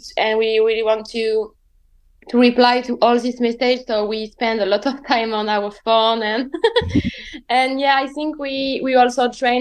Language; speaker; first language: English; non-native, fluent; French